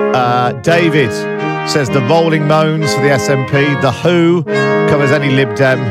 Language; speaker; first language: English; native; English